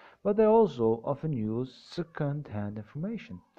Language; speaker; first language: English; non-native, fluent; Arabic